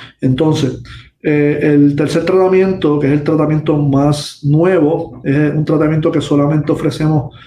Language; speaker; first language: Spanish; native; Spanish